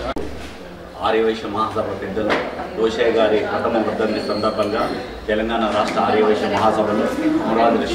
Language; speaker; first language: Telugu; native; Telugu